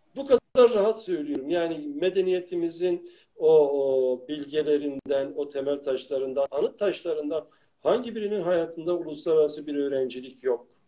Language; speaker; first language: Turkish; native; Turkish